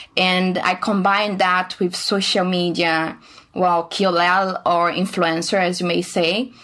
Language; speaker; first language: English; non-native, fluent; Portuguese